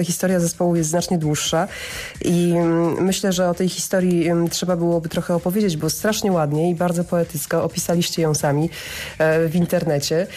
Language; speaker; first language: Polish; native; Polish